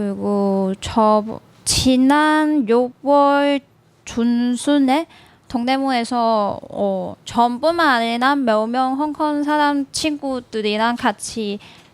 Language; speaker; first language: Korean; non-native, learner; Cantonese